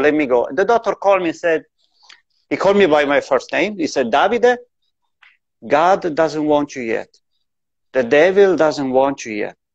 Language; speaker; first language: English; non-native, fluent; Italian